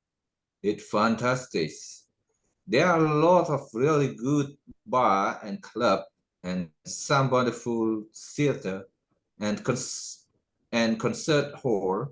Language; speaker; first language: English; non-native, learner; Khmer